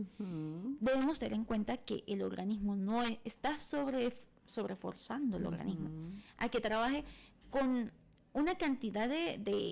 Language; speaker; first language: Spanish; native; Spanish